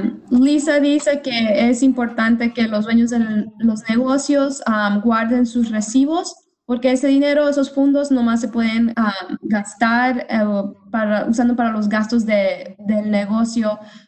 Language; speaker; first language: Spanish; early bilingual, other home language; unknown